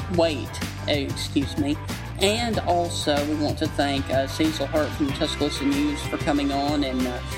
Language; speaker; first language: English; native; English